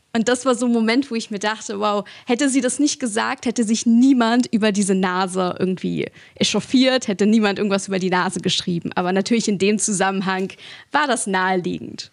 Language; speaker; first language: German; early bilingual, other home language; Russian